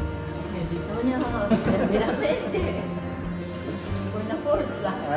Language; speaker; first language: Italian; non-native, learner; Japanese